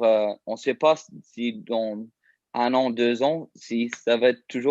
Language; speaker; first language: French; early bilingual, heritage; English